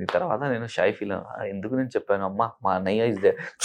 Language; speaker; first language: Telugu; non-native, learner; Hindi